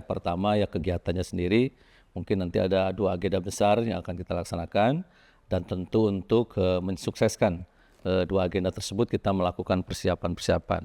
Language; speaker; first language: Indonesian; native; Indonesian